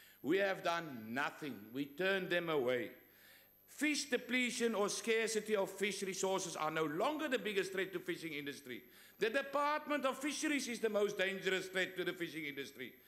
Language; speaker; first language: English; non-native, local second language; Afrikaans